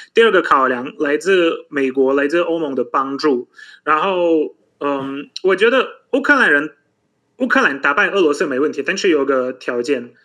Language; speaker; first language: Chinese; non-native, fluent; Polish